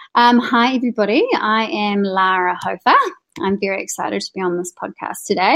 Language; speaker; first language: English; native; English